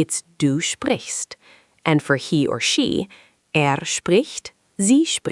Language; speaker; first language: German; non-native, fluent; English